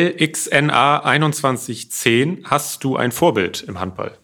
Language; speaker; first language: German; native; German